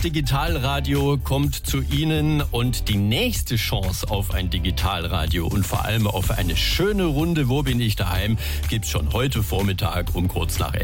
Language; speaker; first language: German; native; German